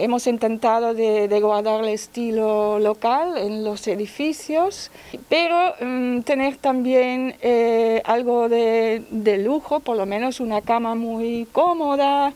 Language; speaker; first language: Spanish; non-native, fluent; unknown